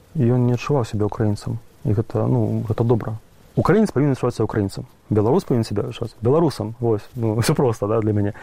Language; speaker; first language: Belarusian; native; Belarusian